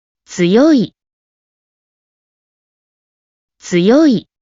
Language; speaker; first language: Japanese; native; Japanese